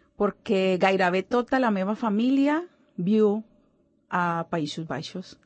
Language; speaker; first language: Catalan; non-native, learner; Spanish